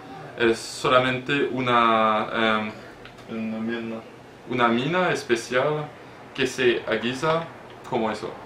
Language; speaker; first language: Spanish; non-native, learner; French